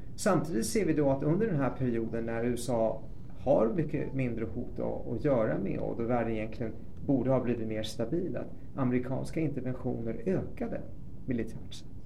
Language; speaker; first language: Swedish; early bilingual, other home language; Persian